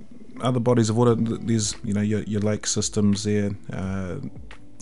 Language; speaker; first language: English; native; English